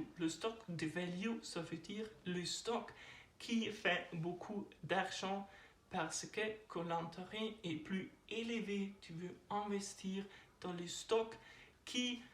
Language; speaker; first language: French; non-native, learner; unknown